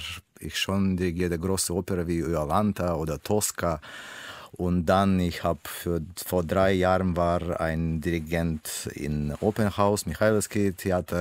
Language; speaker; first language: German; non-native, learner; Russian